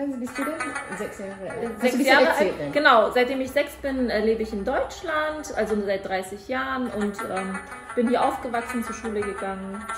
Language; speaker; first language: German; early bilingual, other home language; Persian